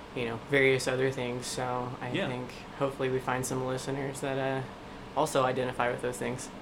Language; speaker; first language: English; native; English